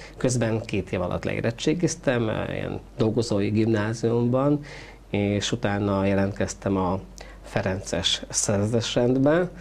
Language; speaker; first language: Hungarian; native; Hungarian